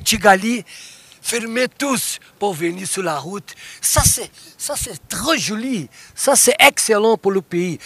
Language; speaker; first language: French; non-native, learner; Portuguese